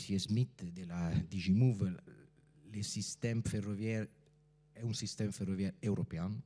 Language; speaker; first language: French; non-native, fluent; Italian